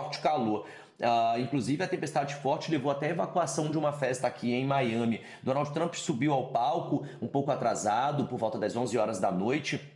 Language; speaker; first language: Portuguese; native; Portuguese